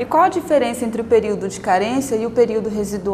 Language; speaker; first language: Portuguese; native; Portuguese